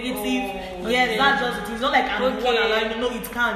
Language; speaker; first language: English; non-native, local second language; Igbo